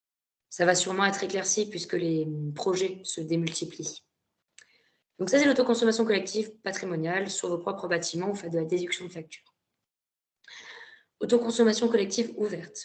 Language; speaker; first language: French; native; French